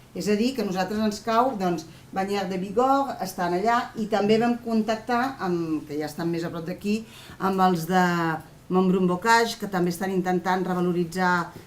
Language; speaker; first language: Catalan; non-native, local second language; Spanish